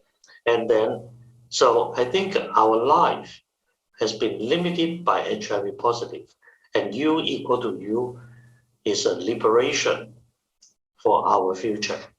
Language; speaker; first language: English; non-native, fluent; Chinese